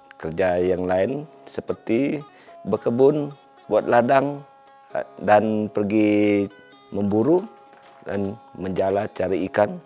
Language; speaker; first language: Malay; non-native, local second language; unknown